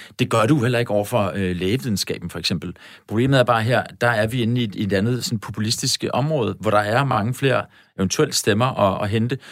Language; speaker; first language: Danish; native; Danish